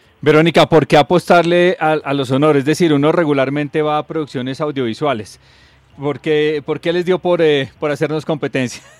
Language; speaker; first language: Spanish; native; Spanish